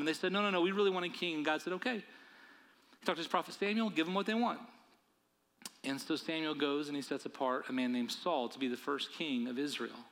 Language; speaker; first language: English; native; English